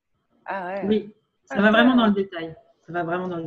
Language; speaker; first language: French; native; French